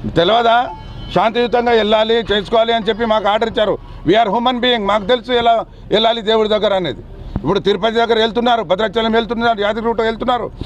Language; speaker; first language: Telugu; native; Telugu